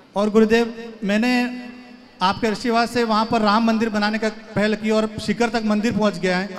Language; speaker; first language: Hindi; native; Hindi